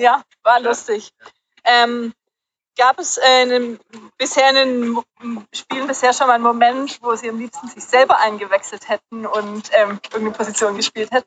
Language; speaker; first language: German; native; German